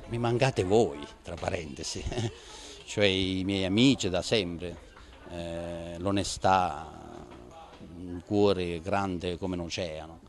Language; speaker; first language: Italian; native; Italian